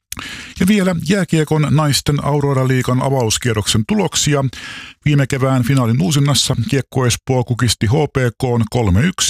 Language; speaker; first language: Finnish; native; Finnish